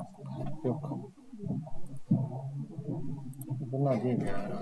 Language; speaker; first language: Turkish; native; Turkish